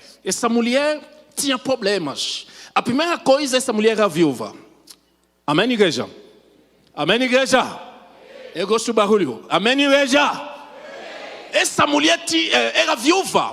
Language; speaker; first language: Portuguese; non-native, fluent; French